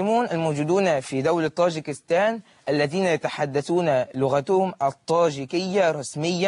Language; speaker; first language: Arabic; native; Arabic